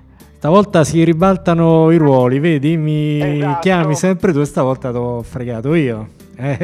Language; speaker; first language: Italian; native; Italian